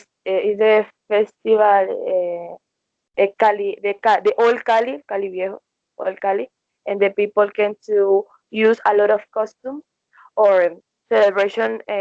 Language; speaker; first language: English; non-native, learner; Spanish